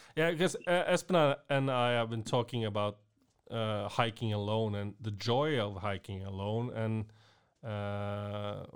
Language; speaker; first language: English; non-native, fluent; Norwegian